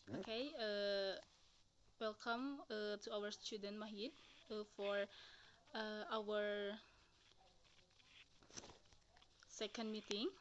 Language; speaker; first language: English; non-native, learner; Indonesian